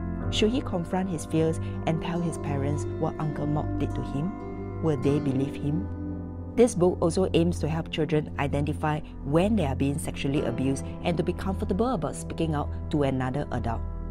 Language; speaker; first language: English; non-native, local second language; Chinese